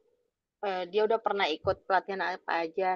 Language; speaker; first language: Indonesian; native; Indonesian